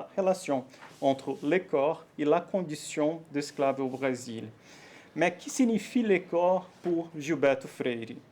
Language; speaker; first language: French; non-native, fluent; Portuguese